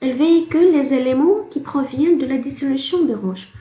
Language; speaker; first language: French; non-native, local second language; Arabic